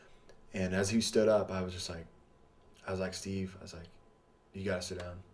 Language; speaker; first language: English; native; English